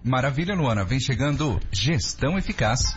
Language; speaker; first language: Portuguese; native; Portuguese